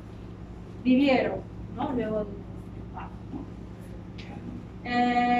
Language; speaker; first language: Spanish; native; Spanish